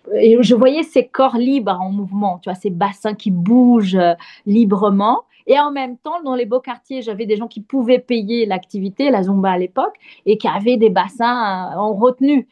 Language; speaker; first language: French; non-native, fluent; Portuguese